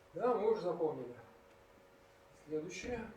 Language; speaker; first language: Russian; native; Russian